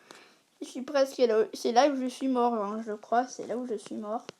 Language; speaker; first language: French; native; French